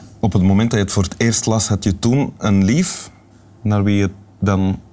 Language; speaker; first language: Dutch; native; Dutch